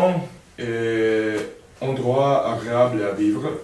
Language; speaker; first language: French; non-native, learner; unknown